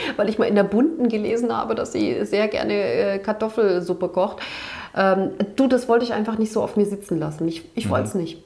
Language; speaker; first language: German; early bilingual, other home language; Turkish